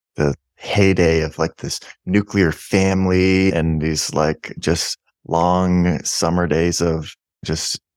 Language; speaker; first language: English; native; English